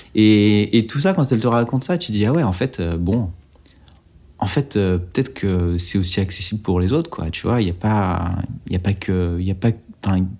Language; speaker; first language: French; native; French